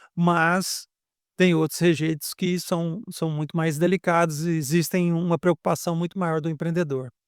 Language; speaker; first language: Portuguese; native; Portuguese